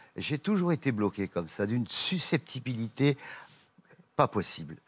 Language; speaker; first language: French; native; French